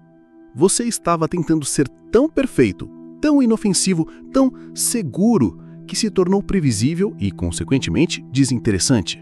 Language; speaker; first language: Portuguese; native; Portuguese